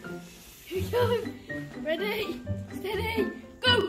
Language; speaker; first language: English; native; English